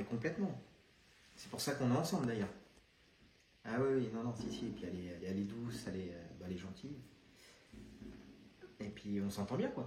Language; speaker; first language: French; native; French